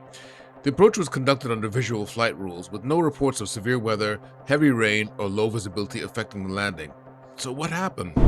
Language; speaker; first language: English; native; English